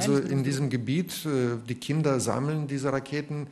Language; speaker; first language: German; non-native, fluent; Russian